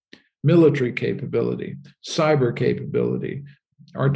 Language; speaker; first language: English; native; English